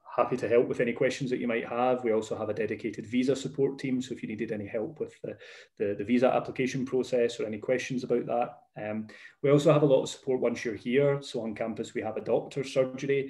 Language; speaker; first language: English; native; English